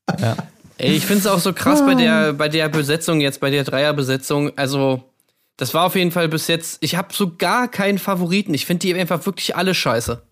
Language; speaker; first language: German; native; German